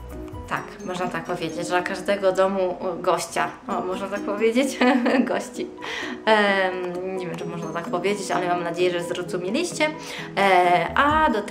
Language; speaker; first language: Polish; early bilingual, heritage; Polish